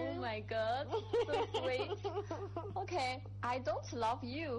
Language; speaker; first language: English; non-native, fluent; Chinese